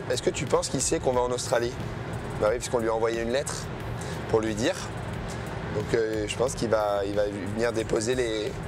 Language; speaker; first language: French; native; French